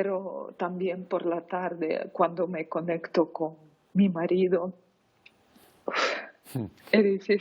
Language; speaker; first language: Spanish; non-native, fluent; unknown